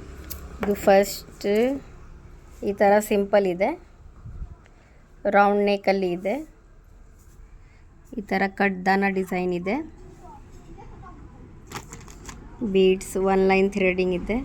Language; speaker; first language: Kannada; non-native, local second language; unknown